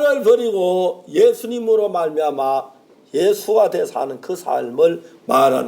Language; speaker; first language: Korean; native; Korean